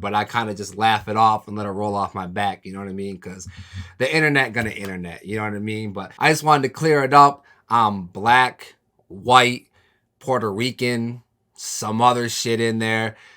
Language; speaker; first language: English; native; English